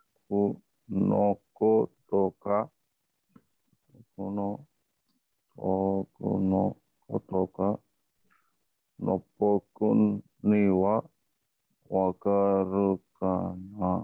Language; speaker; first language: Japanese; non-native, learner; English